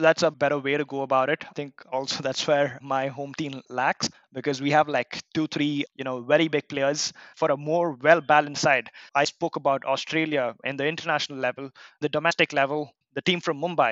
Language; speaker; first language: English; non-native, local second language; Kannada